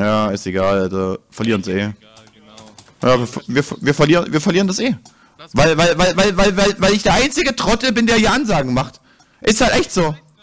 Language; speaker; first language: German; native; German